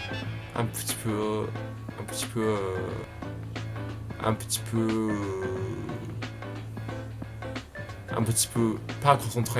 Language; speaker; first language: French; non-native, learner; Japanese